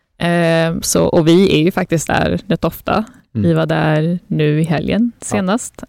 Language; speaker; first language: Swedish; early bilingual, other home language; Persian